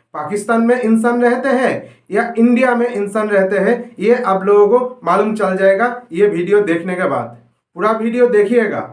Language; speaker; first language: Hindi; non-native, local second language; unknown